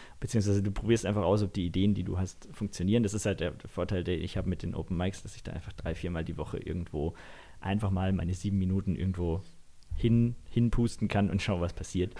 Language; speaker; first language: German; native; German